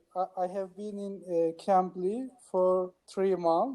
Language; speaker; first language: English; non-native, learner; Turkish